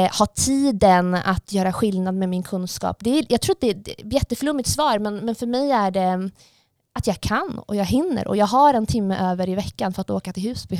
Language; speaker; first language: Swedish; early bilingual, other home language; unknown